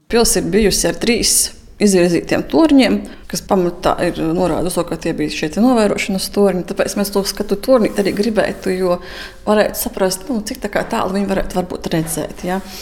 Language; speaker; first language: Latvian; native; Latvian